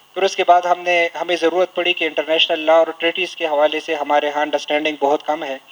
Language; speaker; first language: Urdu; non-native, local second language; Pashto